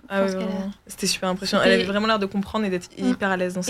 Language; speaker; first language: French; native; French